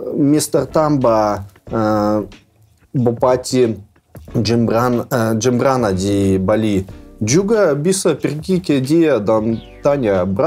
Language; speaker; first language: Indonesian; non-native, learner; Russian